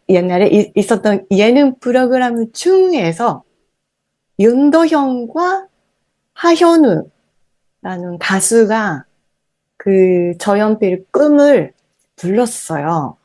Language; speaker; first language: Korean; non-native, fluent; Japanese